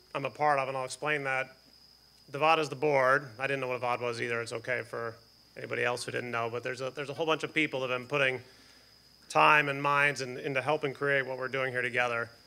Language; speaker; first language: English; native; English